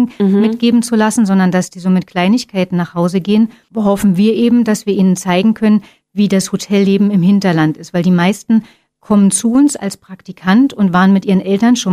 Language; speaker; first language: German; native; German